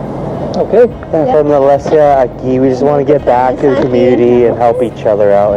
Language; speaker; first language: English; early bilingual, other home language; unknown